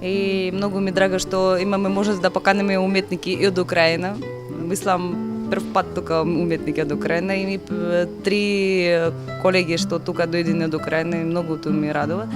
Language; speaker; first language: Macedonian; non-native, learner; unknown